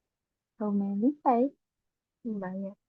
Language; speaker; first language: English; non-native, learner; Indonesian